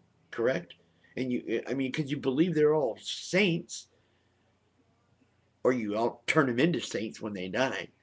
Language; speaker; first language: English; native; English